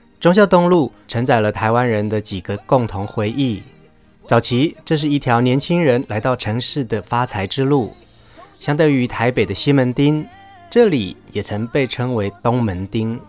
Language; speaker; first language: Chinese; native; Chinese